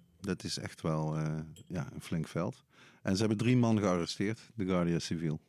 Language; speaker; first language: Dutch; native; Dutch